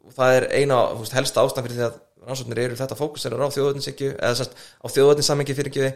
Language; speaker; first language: Icelandic; native; Icelandic